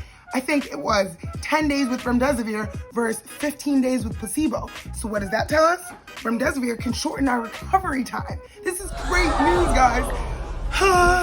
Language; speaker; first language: English; native; English